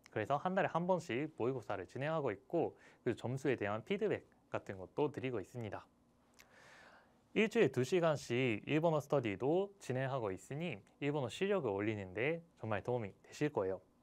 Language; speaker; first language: Korean; non-native, fluent; Japanese